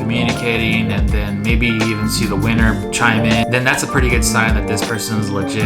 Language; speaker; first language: English; native; English